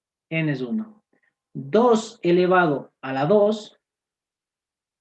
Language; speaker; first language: Spanish; native; Spanish